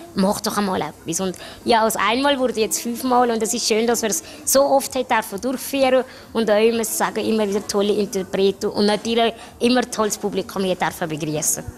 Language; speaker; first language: German; native; German